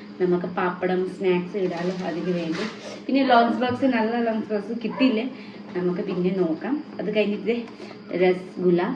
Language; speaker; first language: Malayalam; non-native, learner; Nepali